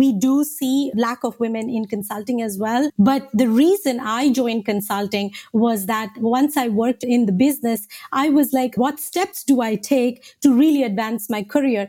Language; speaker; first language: English; non-native, local second language; Hindi